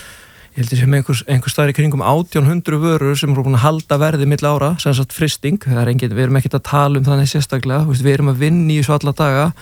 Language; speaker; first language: Icelandic; native; Icelandic